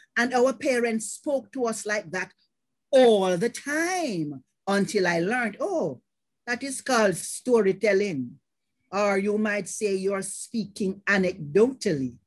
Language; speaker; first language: English; native; English